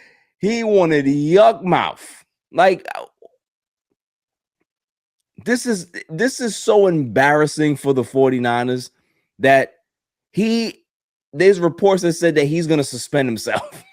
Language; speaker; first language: English; native; English